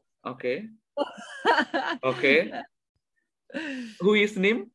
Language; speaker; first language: English; non-native, learner; Indonesian